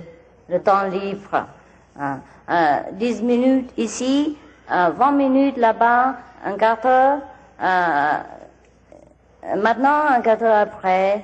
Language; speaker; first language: French; non-native, learner; Vietnamese